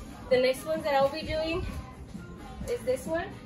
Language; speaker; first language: English; early bilingual, other home language; Spanish